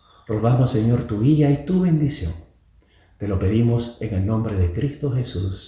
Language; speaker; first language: Spanish; native; Spanish